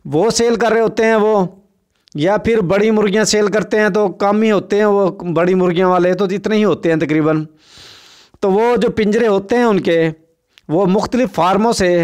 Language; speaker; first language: Urdu; non-native, local second language; Saraiki